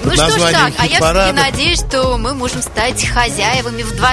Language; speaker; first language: Russian; native; Russian